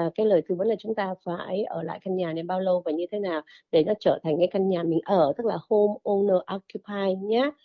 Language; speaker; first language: Vietnamese; native; Vietnamese